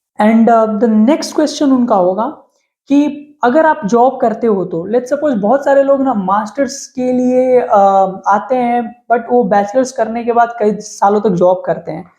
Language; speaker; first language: Hindi; native; Hindi